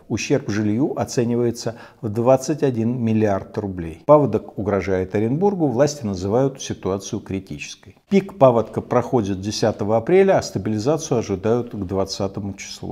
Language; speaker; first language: Russian; native; Russian